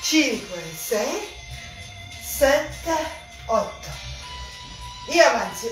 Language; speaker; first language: Italian; non-native, learner; Russian